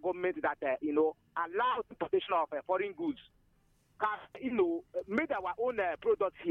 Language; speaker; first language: English; non-native, local second language; Igbo